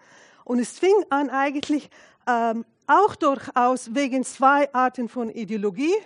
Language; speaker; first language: German; non-native, fluent; Arabic